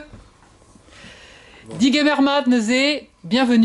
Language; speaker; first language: French; native; French